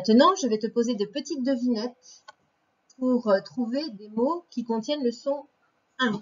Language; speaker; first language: French; native; French